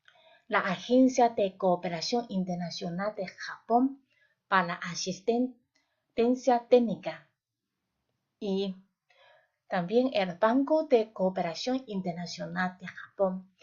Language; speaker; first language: Spanish; non-native, fluent; Chinese